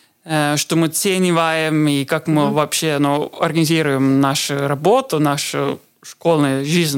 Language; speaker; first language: Russian; non-native, learner; Estonian